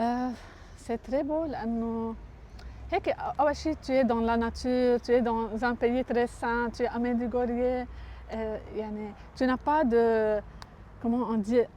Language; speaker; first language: French; non-native, local second language; Arabic